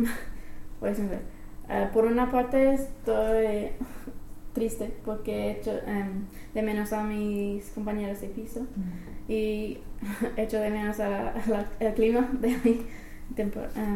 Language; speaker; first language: Spanish; non-native, fluent; English